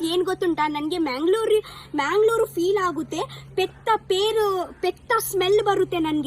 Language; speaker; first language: Kannada; non-native, local second language; Tulu